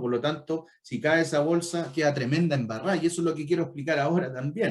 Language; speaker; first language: Spanish; native; Spanish